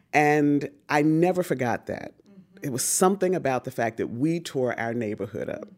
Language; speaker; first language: English; native; English